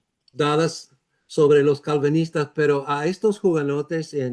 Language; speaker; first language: Spanish; non-native, fluent; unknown